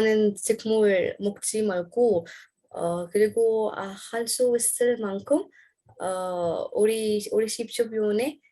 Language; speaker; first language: Korean; non-native, learner; Arabic